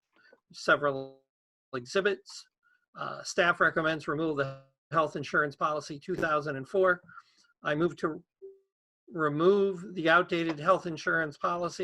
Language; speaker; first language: English; native; English